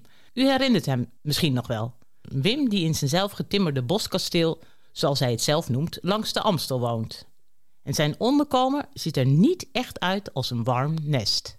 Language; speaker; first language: Dutch; native; Dutch